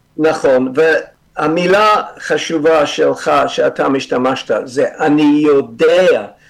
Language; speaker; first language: Hebrew; non-native, fluent; English